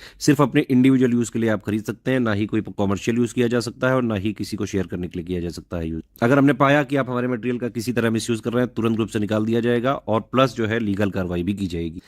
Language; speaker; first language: Hindi; native; Hindi